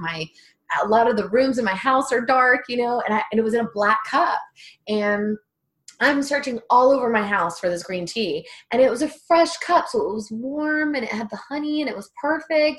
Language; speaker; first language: English; native; English